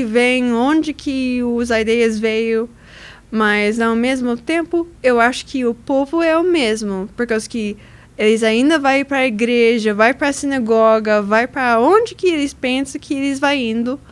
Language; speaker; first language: Portuguese; non-native, learner; English